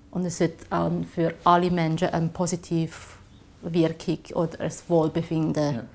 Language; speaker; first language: German; non-native, fluent; Chinese